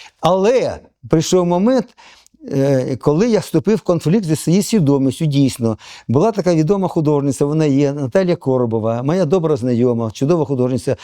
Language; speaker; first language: Ukrainian; non-native, local second language; Russian